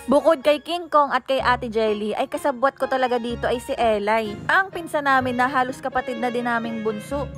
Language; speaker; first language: Filipino; native; Filipino